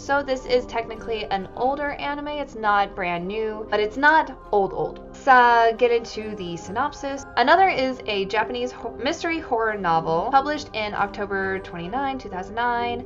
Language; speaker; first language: English; native; English